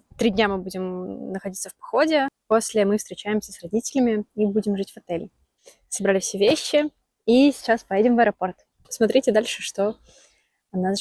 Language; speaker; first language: Russian; native; Russian